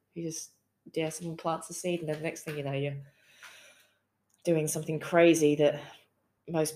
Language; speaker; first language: English; native; English